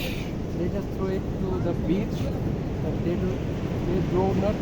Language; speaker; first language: English; non-native, fluent; Bangla